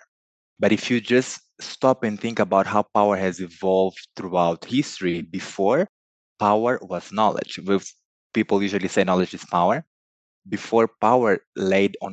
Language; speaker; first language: English; non-native, fluent; Portuguese